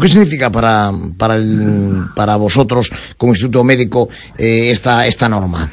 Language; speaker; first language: Spanish; native; Spanish